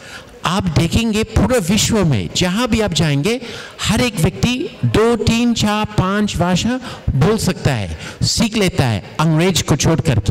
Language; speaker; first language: Hindi; non-native, fluent; Tamil